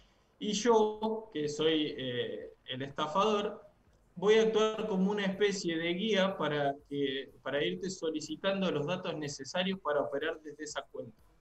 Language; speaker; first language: Spanish; native; Spanish